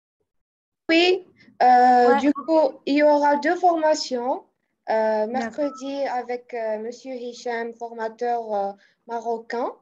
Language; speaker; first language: French; non-native, local second language; Arabic